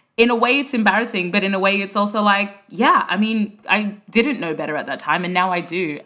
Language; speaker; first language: English; native; English